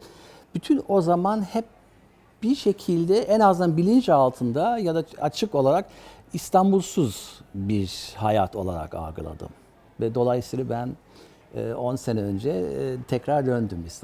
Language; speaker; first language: Turkish; early bilingual, other home language; German